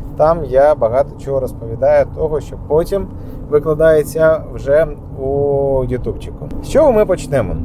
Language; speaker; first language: Ukrainian; non-native, local second language; Russian